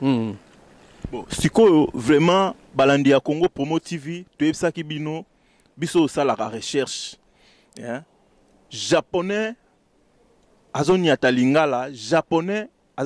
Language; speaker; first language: Lingala; native; Lingala